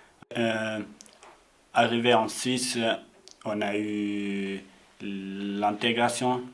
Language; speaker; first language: French; non-native, learner; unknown